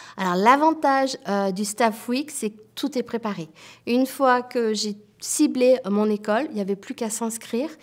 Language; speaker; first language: French; native; French